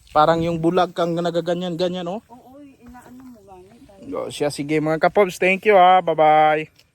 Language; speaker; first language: Filipino; native; Filipino